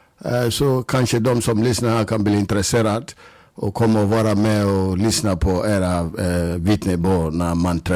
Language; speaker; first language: Swedish; non-native, fluent; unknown